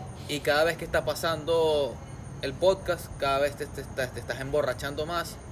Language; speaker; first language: Spanish; native; Spanish